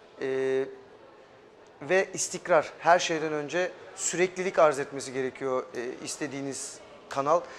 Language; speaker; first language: Turkish; early bilingual, heritage; German